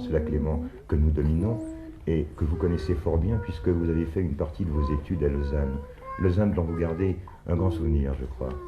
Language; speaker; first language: French; native; French